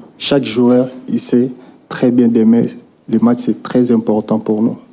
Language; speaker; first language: French; non-native, local second language; Lingala